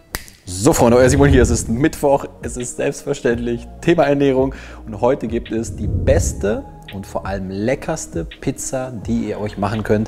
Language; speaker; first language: German; native; German